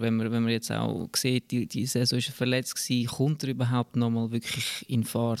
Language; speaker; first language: German; native; German